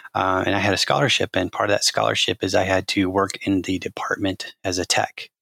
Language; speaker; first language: English; native; English